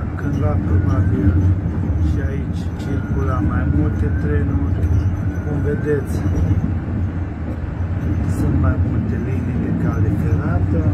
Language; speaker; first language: Romanian; non-native, local second language; Hungarian